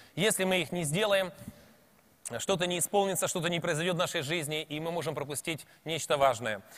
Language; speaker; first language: Russian; native; Russian